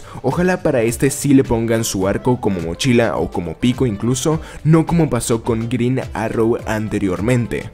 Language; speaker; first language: Spanish; native; Spanish